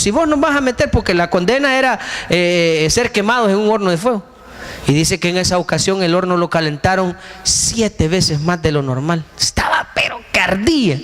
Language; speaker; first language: Spanish; native; Spanish